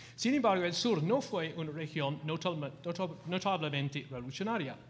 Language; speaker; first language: Spanish; non-native, fluent; English